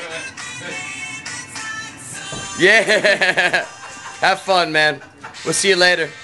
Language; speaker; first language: English; native; English